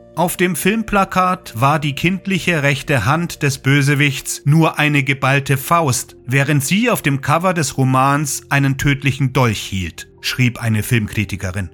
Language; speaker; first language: German; native; German